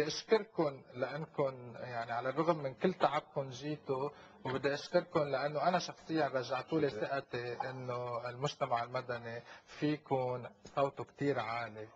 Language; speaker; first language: Arabic; native; Arabic